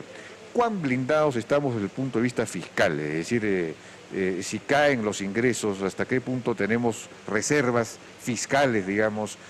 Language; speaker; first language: Spanish; native; Spanish